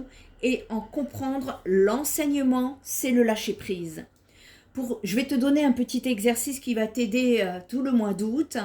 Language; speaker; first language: French; native; French